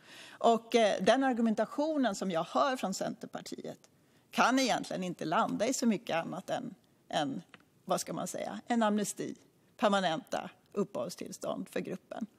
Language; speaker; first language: Swedish; native; Swedish